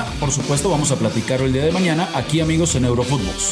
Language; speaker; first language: Spanish; native; Spanish